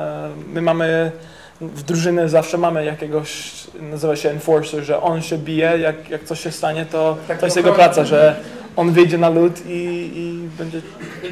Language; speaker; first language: Polish; early bilingual, heritage; English